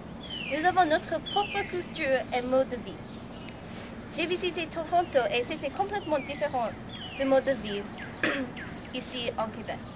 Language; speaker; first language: French; non-native, learner; English